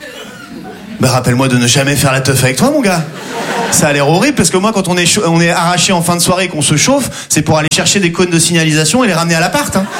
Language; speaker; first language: French; native; French